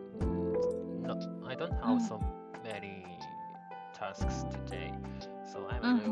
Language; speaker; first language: English; non-native, learner; Japanese